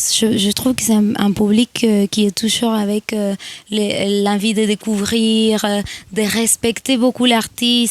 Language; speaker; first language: French; non-native, fluent; Spanish